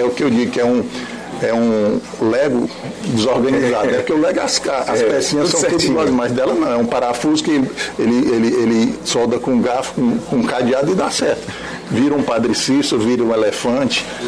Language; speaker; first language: Portuguese; native; Portuguese